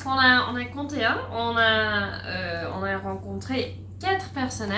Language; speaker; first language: French; non-native, fluent; Dutch